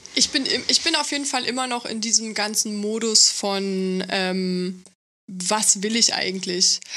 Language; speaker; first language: German; native; German